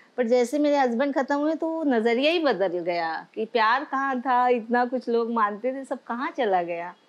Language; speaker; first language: Hindi; native; Hindi